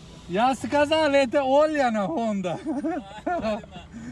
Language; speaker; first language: Russian; non-native, learner; Turkish